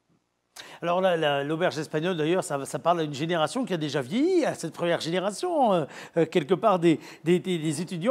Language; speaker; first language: French; native; French